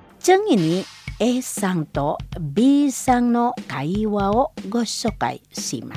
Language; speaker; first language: Japanese; non-native, fluent; Indonesian